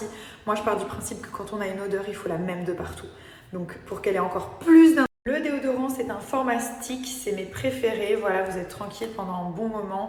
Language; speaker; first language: French; native; French